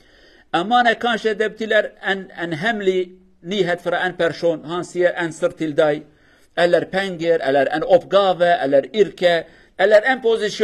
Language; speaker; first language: Swedish; non-native, learner; Kurdish